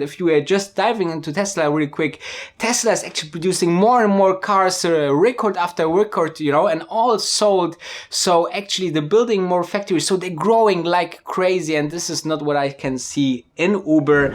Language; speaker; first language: English; non-native, fluent; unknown